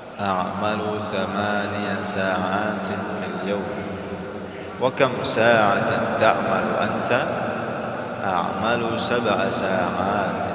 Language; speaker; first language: Arabic; non-native, fluent; Indonesian